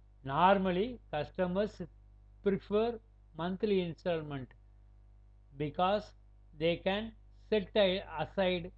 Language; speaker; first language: English; non-native, local second language; Tamil